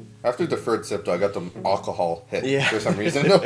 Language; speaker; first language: English; native; English